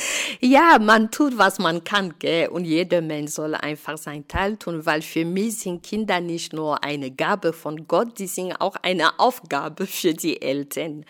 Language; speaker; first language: German; non-native, fluent; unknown